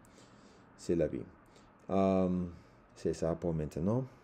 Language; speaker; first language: French; non-native, learner; English